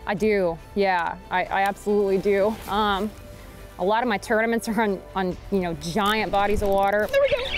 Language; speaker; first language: English; native; English